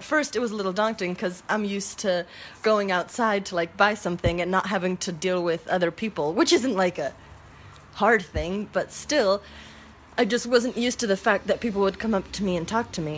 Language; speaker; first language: English; early bilingual, heritage; English